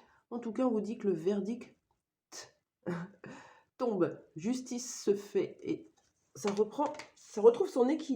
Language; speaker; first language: French; native; French